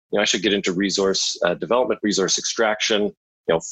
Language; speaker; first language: English; native; English